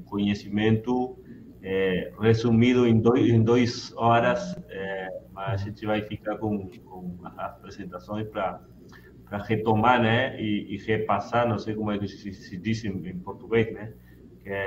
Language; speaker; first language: Portuguese; non-native, fluent; Spanish